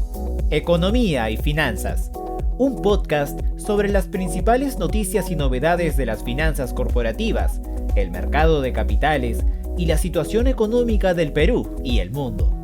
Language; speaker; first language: Spanish; native; Spanish